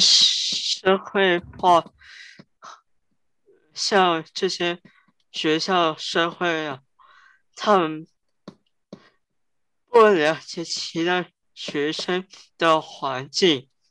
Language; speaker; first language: Chinese; early bilingual, heritage; Cantonese